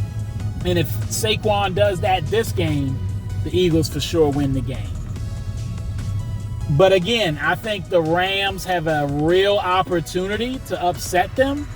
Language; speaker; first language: English; native; English